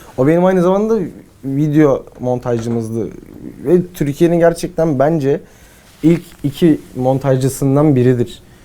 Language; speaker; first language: Turkish; native; Turkish